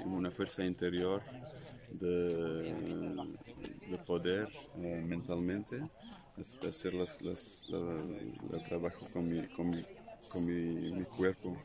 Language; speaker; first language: Spanish; non-native, fluent; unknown